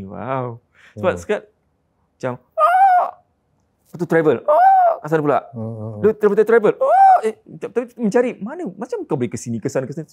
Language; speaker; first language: Malay; native; Malay